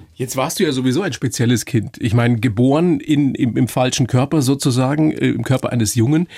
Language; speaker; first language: German; native; German